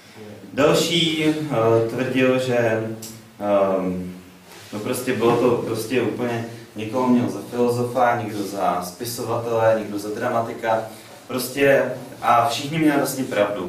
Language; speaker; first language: Czech; native; Czech